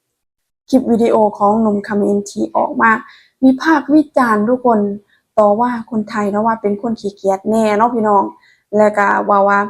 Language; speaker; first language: Thai; non-native, local second language; Lao